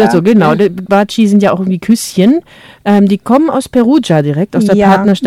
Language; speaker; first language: German; native; German